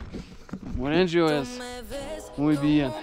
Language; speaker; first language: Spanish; non-native, learner; English